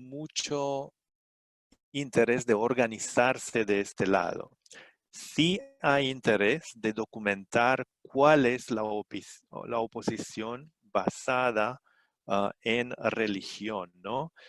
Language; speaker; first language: Spanish; non-native, fluent; Romanian